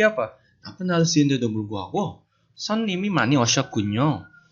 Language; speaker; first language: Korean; non-native, fluent; Indonesian